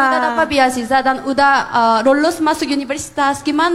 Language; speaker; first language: Indonesian; non-native, fluent; Korean